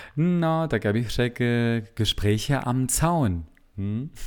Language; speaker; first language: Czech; non-native, learner; German